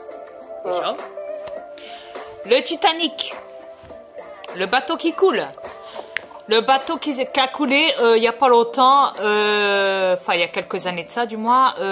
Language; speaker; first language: French; native; French